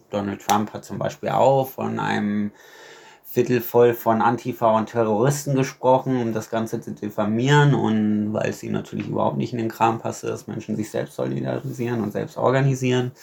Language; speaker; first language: German; native; German